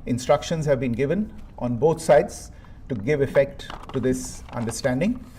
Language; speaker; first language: English; non-native, local second language; Hindi